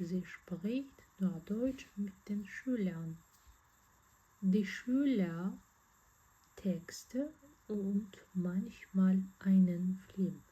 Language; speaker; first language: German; non-native, fluent; Azerbaijani